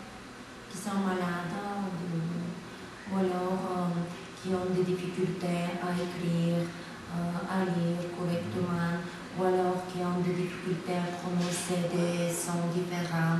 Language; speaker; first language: French; non-native, fluent; Bulgarian